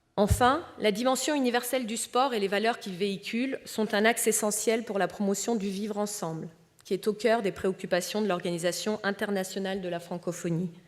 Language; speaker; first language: French; early bilingual, other home language; Romanian